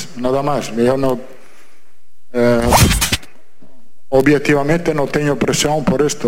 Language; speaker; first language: Portuguese; non-native, fluent; Italian